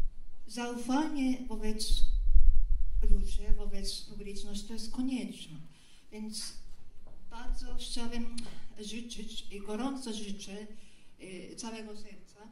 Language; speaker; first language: Polish; non-native, fluent; Japanese